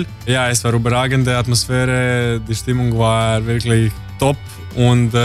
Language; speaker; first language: German; non-native, learner; Croatian